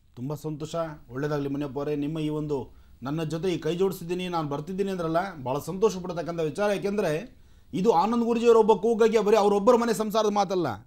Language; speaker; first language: Kannada; native; Kannada